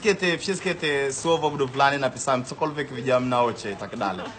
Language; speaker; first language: Polish; non-native, learner; Swahili